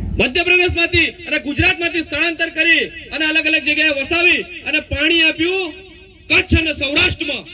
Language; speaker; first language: Gujarati; non-native, local second language; Bhili